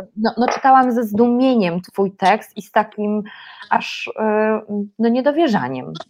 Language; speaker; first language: Polish; native; Polish